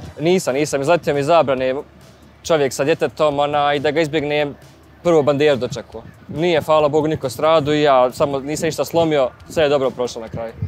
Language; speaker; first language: Bosnian; native; Bosnian